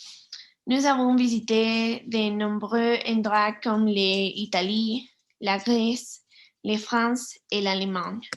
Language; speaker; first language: French; non-native, learner; Spanish